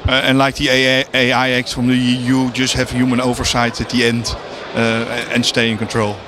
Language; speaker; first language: English; non-native, fluent; Dutch